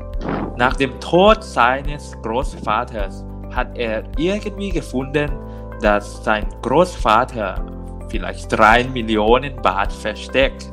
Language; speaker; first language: German; non-native, learner; Thai